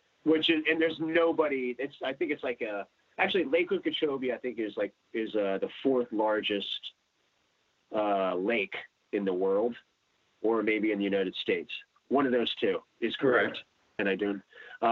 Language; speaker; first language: English; native; English